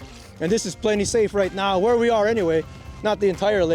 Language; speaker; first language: English; native; English